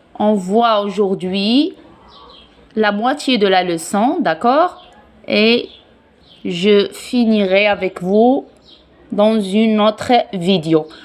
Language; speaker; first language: French; non-native, local second language; Arabic